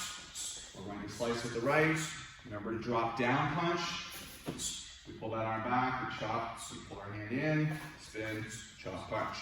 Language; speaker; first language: English; native; English